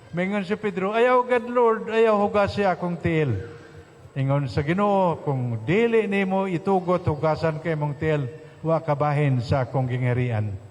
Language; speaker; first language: Cebuano; non-native, local second language; Hiligaynon